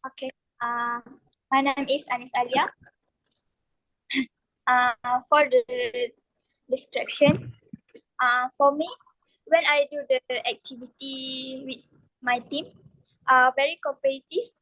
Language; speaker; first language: English; non-native, local second language; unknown